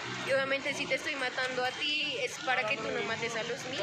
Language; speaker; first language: Spanish; native; Spanish